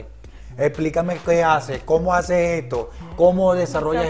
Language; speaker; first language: Spanish; native; Spanish